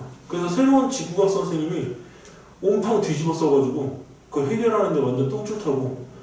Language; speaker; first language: Korean; native; Korean